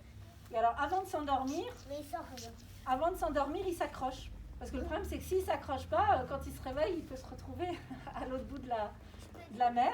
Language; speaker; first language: French; native; French